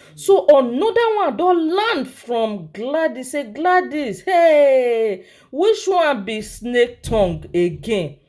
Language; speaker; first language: Nigerian Pidgin; non-native, local second language; Yoruba